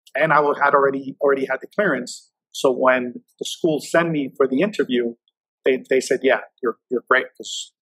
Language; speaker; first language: English; native; English